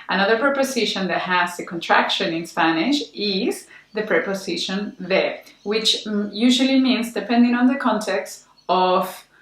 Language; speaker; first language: English; non-native, fluent; Spanish